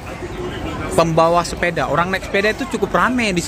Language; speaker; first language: Indonesian; native; Indonesian